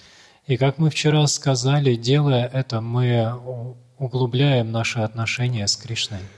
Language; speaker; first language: Russian; native; Russian